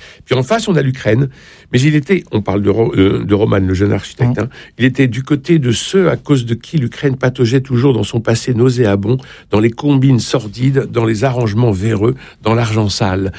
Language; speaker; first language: French; native; French